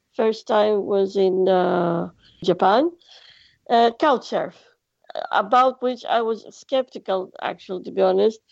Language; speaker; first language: English; non-native, fluent; Greek